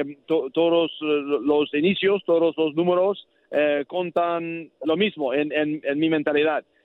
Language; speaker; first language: Spanish; non-native, learner; English